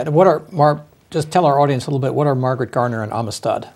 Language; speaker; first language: English; native; English